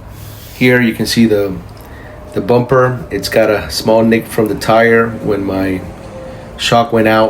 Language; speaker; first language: English; native; English